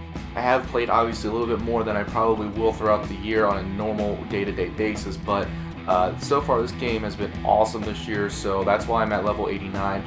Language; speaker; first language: English; native; English